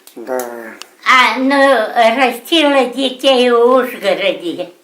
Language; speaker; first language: Russian; native; Russian